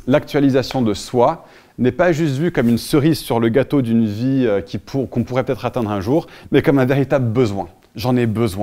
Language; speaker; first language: French; native; French